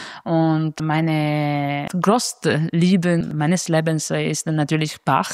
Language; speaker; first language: German; non-native, fluent; Italian